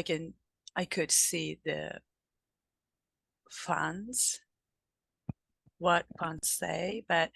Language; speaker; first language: English; non-native, learner; Japanese